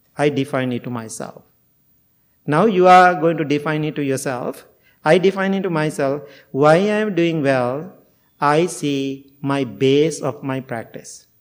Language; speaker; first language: English; non-native, fluent; Sinhala